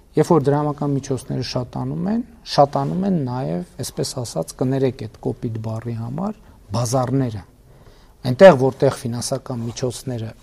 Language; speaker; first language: Armenian; native; Armenian